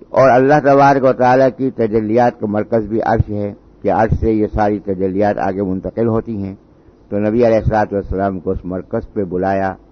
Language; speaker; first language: Urdu; native; Urdu